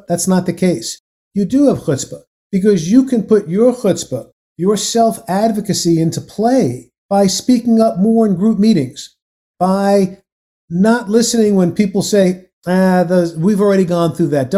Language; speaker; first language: English; native; English